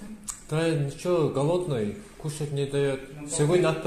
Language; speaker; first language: Russian; non-native, local second language; Kyrgyz